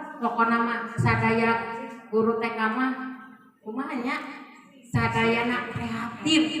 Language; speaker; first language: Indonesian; non-native, local second language; Sundanese